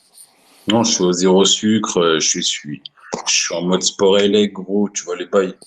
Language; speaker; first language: French; native; French